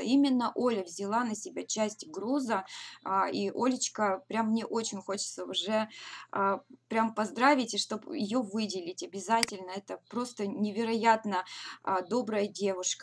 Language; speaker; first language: Russian; native; Russian